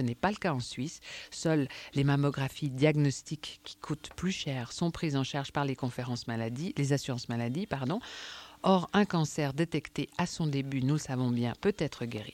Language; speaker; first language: French; native; French